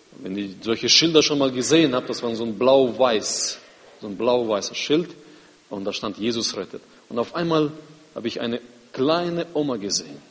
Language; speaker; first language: German; non-native, fluent; Russian